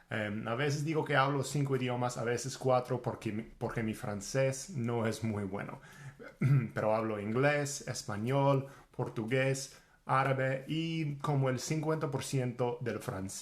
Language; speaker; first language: Spanish; non-native, fluent; English